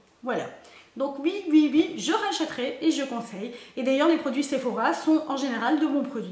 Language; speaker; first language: French; native; French